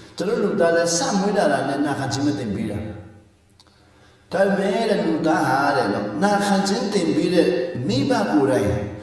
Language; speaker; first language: Burmese; non-native, local second language; Hakha Chin